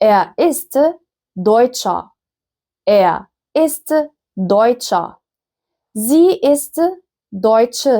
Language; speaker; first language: German; non-native, fluent; Arabic